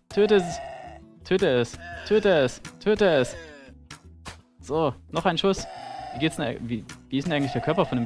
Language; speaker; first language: German; native; German